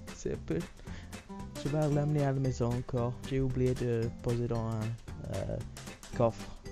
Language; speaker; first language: French; non-native, learner; English